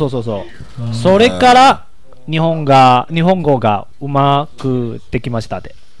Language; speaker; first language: Japanese; non-native, learner; Chinese